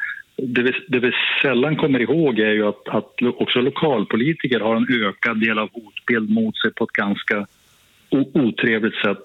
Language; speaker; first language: Swedish; native; Swedish